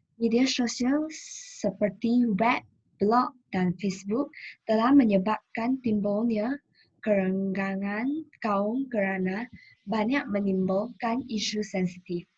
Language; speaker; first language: Malay; non-native, local second language; Chinese